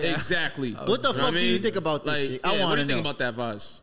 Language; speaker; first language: English; non-native, fluent; Albanian